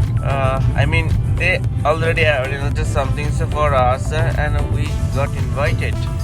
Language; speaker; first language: English; non-native, local second language; Bangla